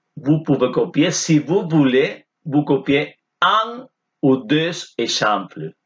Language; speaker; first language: French; non-native, fluent; Spanish